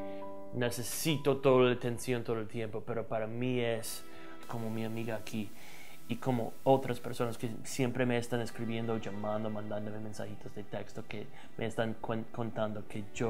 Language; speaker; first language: Spanish; non-native, fluent; English